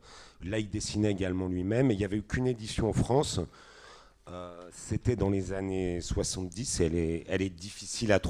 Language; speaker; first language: French; native; French